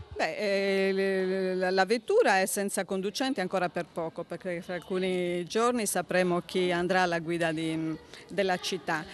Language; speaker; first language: Italian; native; Italian